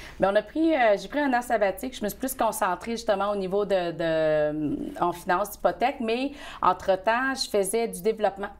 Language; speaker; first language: French; early bilingual, other home language; Vietnamese